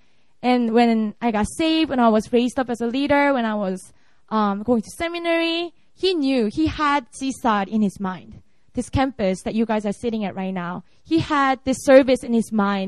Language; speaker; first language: English; non-native, fluent; Korean